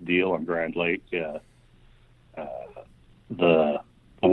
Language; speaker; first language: English; native; English